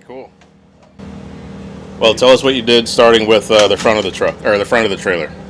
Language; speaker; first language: English; native; English